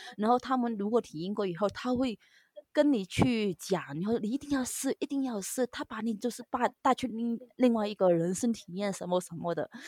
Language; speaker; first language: Chinese; non-native, local second language; Cantonese